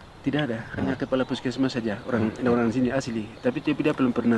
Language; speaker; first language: Indonesian; non-native, local second language; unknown